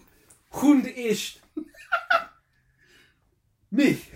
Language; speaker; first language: German; non-native, learner; English